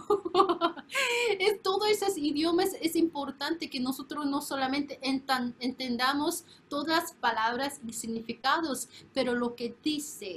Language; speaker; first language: Spanish; non-native, fluent; Korean